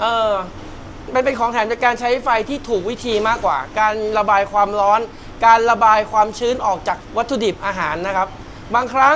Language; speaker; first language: Thai; native; Thai